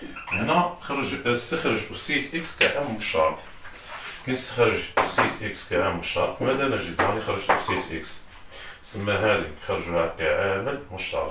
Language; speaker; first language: Arabic; native; Arabic